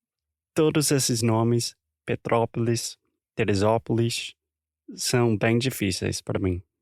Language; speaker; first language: Portuguese; non-native, fluent; English